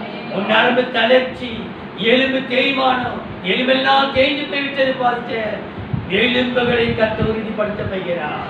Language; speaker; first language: Tamil; native; Tamil